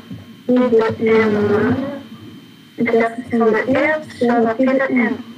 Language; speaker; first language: French; non-native, local second language; Arabic